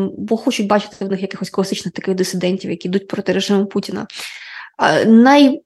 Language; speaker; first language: Ukrainian; non-native, local second language; Russian